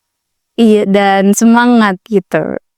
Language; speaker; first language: Indonesian; non-native, learner; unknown